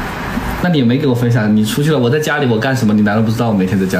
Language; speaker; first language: Chinese; native; Chinese